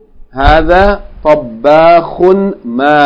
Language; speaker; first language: Arabic; non-native, fluent; English